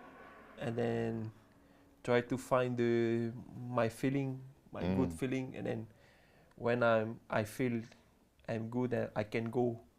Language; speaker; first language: English; non-native, learner; French